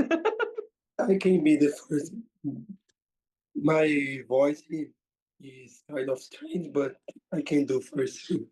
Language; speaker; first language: English; non-native, learner; Portuguese